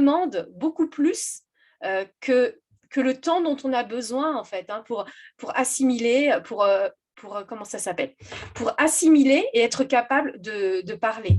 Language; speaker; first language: French; native; French